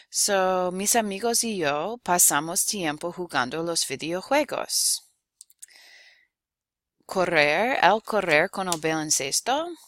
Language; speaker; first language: Spanish; non-native, fluent; English